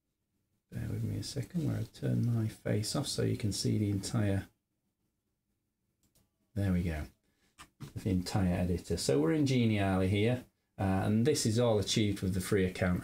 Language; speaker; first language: English; native; English